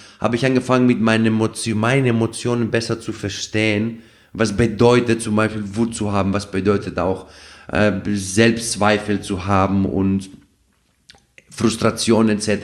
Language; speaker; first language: German; non-native, fluent; Greek